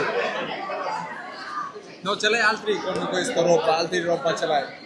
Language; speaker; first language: Italian; non-native, learner; Bangla